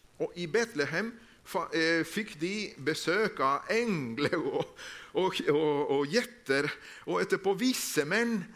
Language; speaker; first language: Norwegian; non-native, fluent; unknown